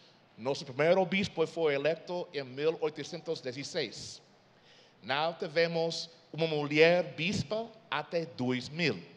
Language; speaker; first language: Portuguese; non-native, fluent; English